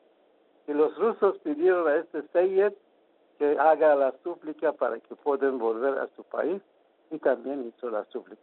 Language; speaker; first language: Spanish; non-native, fluent; Persian